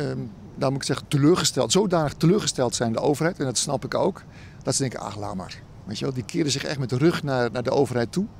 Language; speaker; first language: Dutch; native; Dutch